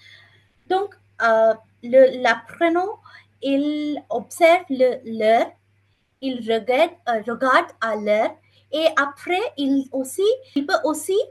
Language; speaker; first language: French; non-native, fluent; Bangla